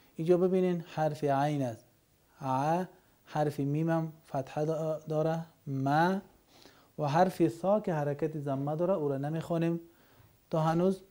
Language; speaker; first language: Persian; native; Persian